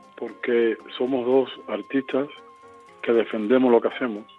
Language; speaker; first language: Spanish; native; Spanish